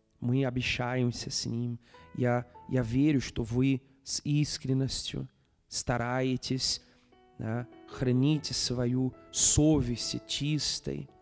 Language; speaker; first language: Russian; non-native, fluent; Portuguese